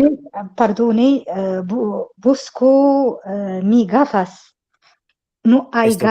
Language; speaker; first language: Spanish; non-native, learner; Arabic